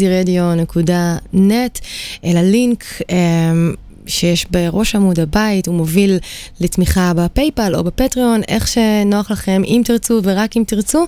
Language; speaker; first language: Hebrew; native; Hebrew